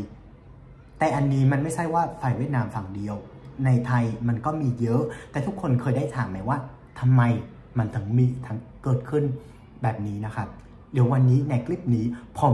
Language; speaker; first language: Thai; non-native, fluent; Vietnamese